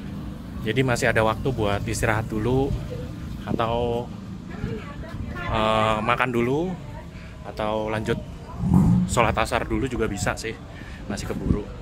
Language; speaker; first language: Indonesian; native; Indonesian